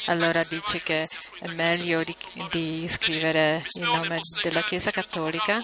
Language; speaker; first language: Italian; non-native, learner; Czech